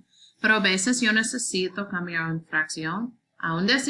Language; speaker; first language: Spanish; non-native, learner; English